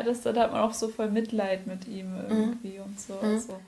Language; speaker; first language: German; native; German